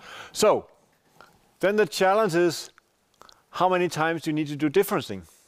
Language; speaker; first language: English; non-native, fluent; Danish